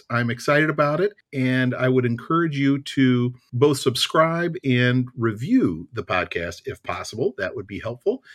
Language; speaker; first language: English; native; English